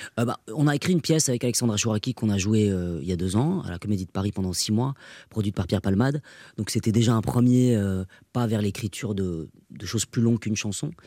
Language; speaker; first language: French; non-native, local second language; Basque